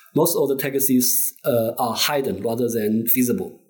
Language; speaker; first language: English; non-native, fluent; Chinese